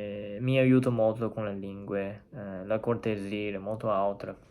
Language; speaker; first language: Italian; non-native, learner; Chinese